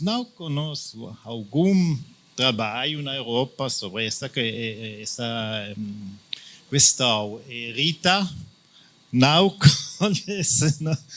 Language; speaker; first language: Portuguese; non-native, learner; French